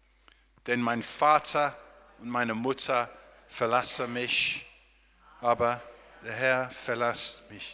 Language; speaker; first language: German; non-native, fluent; English